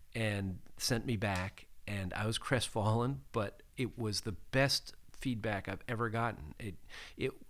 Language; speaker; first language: English; native; English